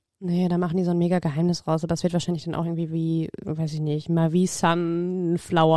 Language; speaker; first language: German; native; German